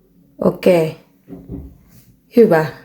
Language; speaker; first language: Finnish; non-native, learner; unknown